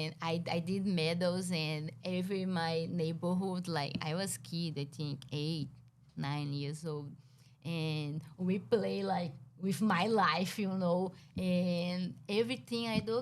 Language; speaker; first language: English; non-native, learner; Portuguese